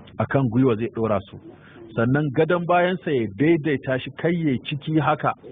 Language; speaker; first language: Hausa; native; Hausa